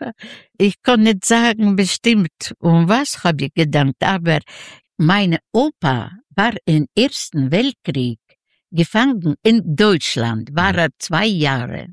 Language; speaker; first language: German; non-native, learner; Yiddish